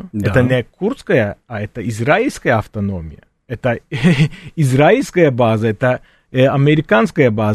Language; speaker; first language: Russian; non-native, fluent; Turkish